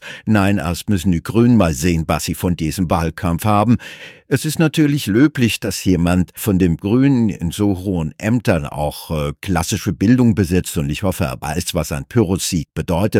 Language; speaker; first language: German; native; German